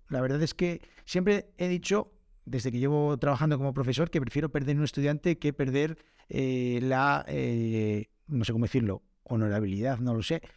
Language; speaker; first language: Spanish; native; Spanish